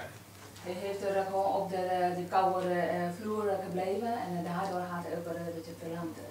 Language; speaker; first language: Dutch; non-native, learner; Burmese